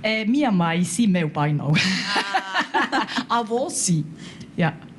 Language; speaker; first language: Portuguese; non-native, learner; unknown